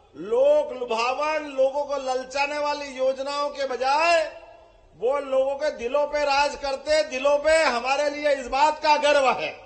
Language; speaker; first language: Hindi; native; Hindi